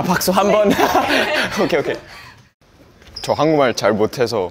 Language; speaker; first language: Korean; early bilingual, heritage; English